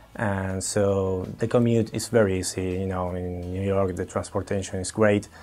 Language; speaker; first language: English; non-native, fluent; Spanish